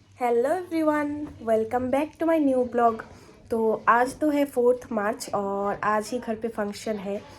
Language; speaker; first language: Hindi; non-native, local second language; Bangla